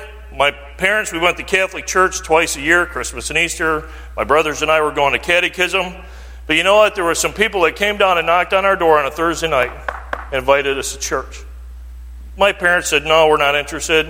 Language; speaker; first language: English; native; English